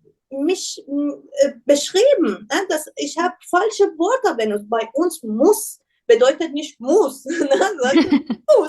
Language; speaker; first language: German; non-native, learner; Persian